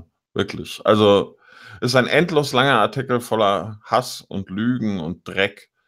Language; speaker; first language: German; native; German